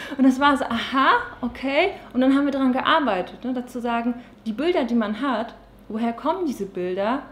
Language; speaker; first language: German; native; German